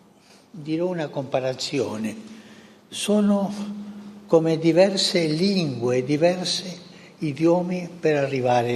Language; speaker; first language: Italian; early bilingual, heritage; Spanish